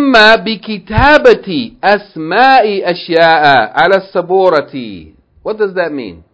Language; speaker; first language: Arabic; non-native, fluent; English